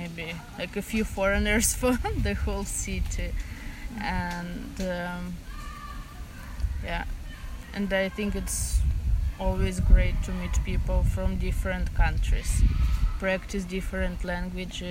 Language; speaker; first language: English; non-native, fluent; Russian